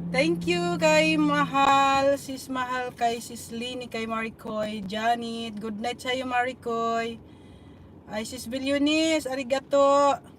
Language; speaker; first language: Filipino; non-native, local second language; Bikol